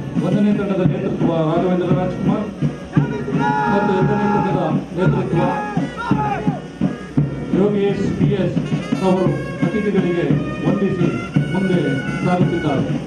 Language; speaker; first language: Kannada; native; Kannada